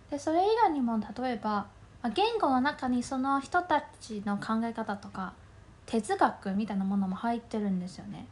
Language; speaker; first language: Japanese; non-native, fluent; Chinese